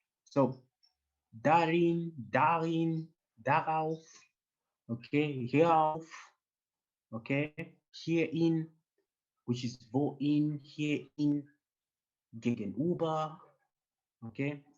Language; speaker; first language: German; non-native, fluent; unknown